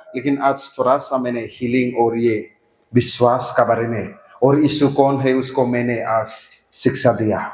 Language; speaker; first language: Hindi; non-native, local second language; Assamese